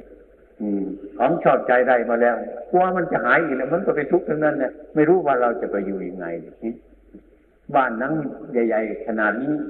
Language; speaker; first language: Thai; native; Thai